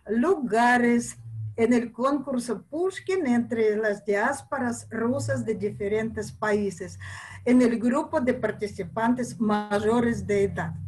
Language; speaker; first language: Spanish; non-native, fluent; Russian